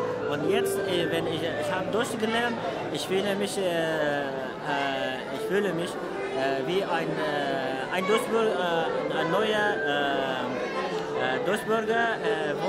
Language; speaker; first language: German; non-native, learner; Arabic